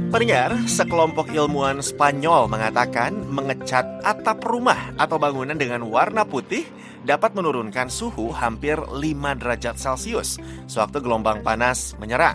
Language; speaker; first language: Indonesian; native; Indonesian